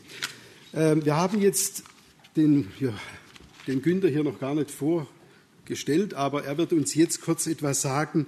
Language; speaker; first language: German; native; German